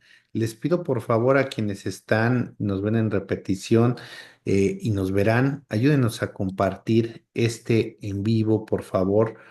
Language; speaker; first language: Spanish; native; Spanish